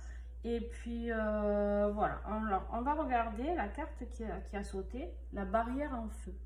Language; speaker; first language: French; native; French